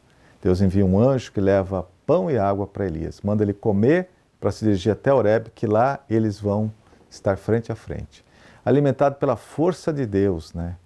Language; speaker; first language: Portuguese; native; Portuguese